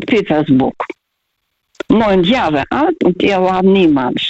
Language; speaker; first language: German; non-native, fluent; Russian